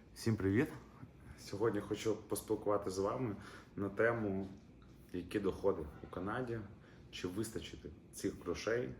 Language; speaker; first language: Ukrainian; non-native, local second language; Russian